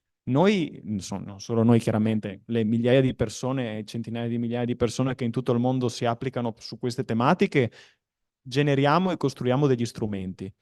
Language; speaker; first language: Italian; native; Italian